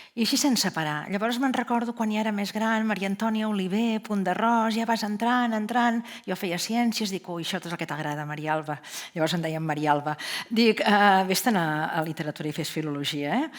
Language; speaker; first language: Catalan; native; Catalan